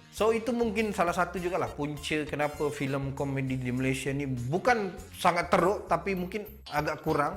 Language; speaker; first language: Malay; native; Malay